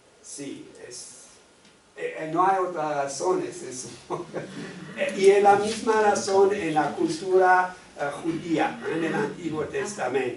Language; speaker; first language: Spanish; non-native, fluent; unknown